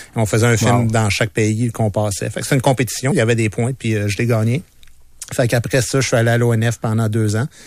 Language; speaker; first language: French; native; French